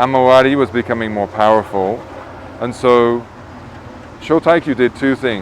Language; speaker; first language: English; native; English